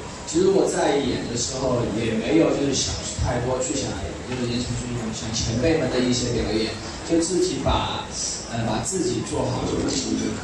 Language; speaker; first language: Chinese; native; Chinese